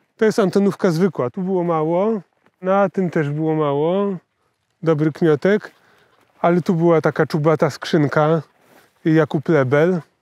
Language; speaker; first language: Polish; native; Polish